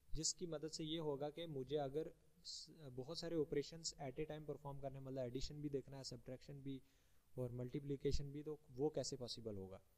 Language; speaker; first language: Hindi; native; Hindi